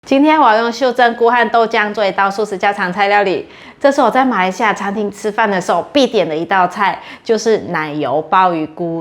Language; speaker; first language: Chinese; native; Chinese